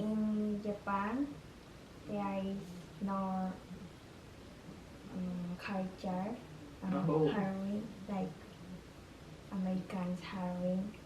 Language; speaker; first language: English; non-native, learner; Japanese